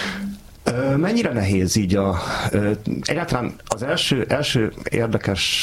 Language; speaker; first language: Hungarian; native; Hungarian